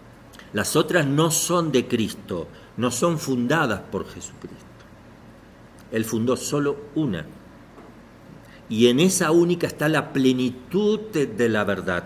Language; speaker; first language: Spanish; native; Spanish